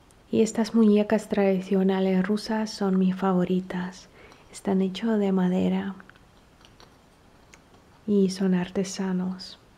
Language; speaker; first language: Spanish; non-native, fluent; Russian